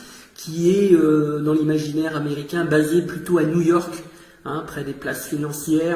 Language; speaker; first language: French; native; French